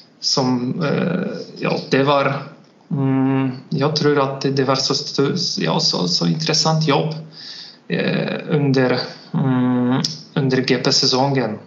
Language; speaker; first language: Swedish; non-native, learner; Polish